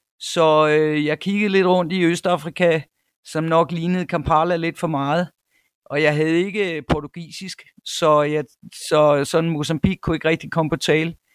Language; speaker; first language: Danish; native; Danish